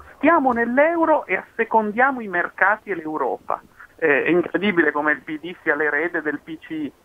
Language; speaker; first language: Italian; native; Italian